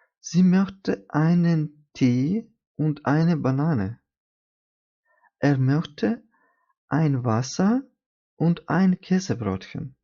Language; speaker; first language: German; non-native, fluent; Ukrainian